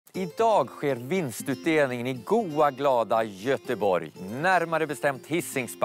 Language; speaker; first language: Swedish; native; Swedish